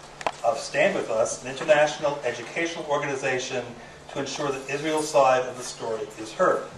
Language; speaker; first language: English; native; English